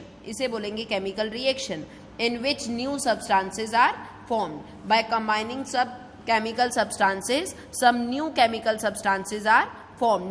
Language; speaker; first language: English; non-native, local second language; Hindi